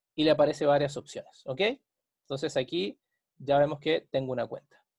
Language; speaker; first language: Spanish; native; Spanish